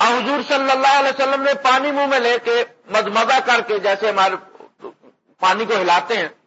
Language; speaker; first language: Urdu; non-native, local second language; Punjabi